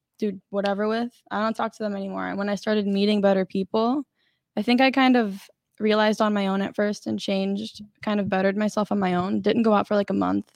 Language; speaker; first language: English; native; English